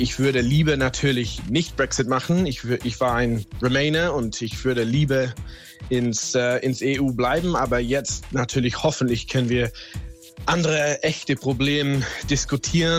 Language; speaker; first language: German; non-native, learner; English